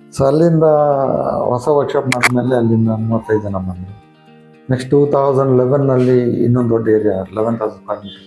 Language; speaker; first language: Kannada; native; Kannada